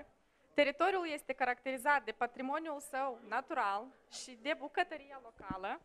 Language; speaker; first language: Romanian; native; Romanian